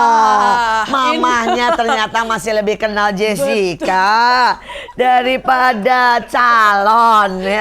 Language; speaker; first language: Indonesian; native; Indonesian